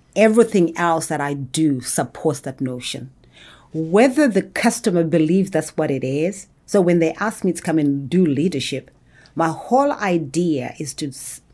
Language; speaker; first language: English; non-native, local second language; Shona